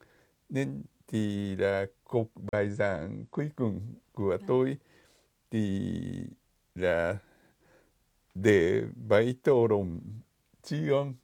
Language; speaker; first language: Vietnamese; non-native, fluent; Japanese